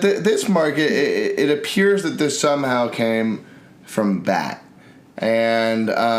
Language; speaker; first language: English; native; English